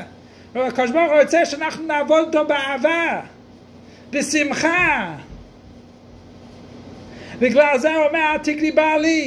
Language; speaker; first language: Hebrew; non-native, fluent; English